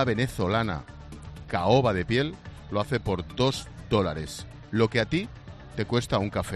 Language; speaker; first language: Spanish; native; Spanish